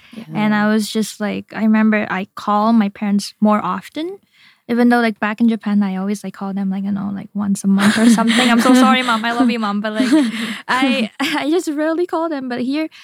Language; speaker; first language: English; non-native, fluent; Indonesian